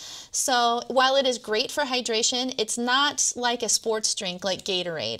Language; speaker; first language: English; native; English